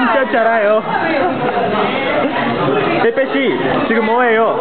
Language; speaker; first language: Korean; non-native, learner; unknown